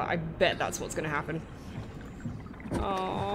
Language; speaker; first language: English; native; English